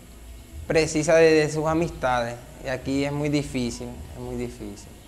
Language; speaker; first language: Portuguese; non-native, learner; Spanish